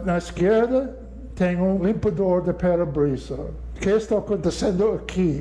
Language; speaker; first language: Portuguese; non-native, learner; English